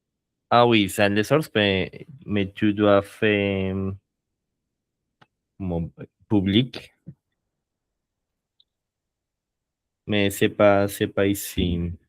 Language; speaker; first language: French; non-native, learner; Spanish